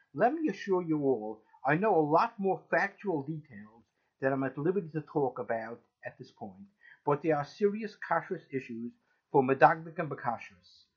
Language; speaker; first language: English; native; English